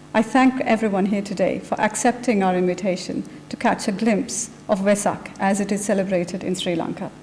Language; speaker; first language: English; non-native, local second language; Sinhala